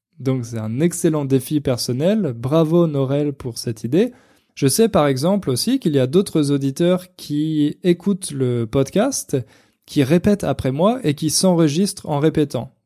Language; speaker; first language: French; native; French